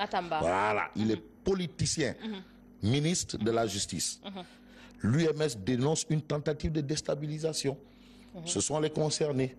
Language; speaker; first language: French; non-native, local second language; Wolof